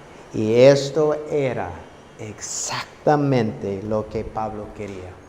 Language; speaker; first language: Spanish; non-native, fluent; English